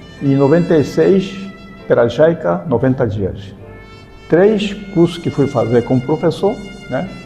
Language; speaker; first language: Portuguese; early bilingual, other home language; Japanese